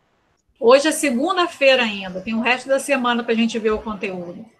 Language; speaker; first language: Portuguese; native; Portuguese